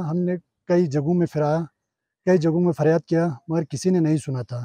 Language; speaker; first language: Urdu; non-native, local second language; Balti